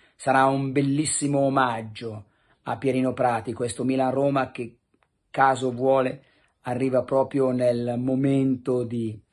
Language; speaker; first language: Italian; native; Italian